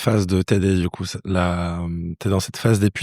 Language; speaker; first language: French; native; French